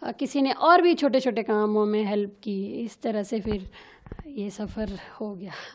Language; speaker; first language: Hindi; native; Hindi